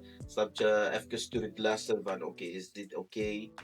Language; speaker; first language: Dutch; non-native, fluent; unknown